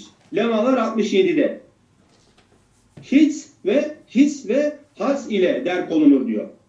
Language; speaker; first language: Turkish; native; Turkish